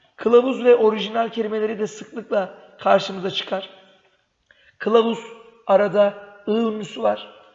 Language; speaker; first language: Turkish; native; Turkish